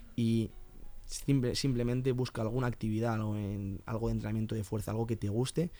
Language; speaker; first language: Spanish; native; Spanish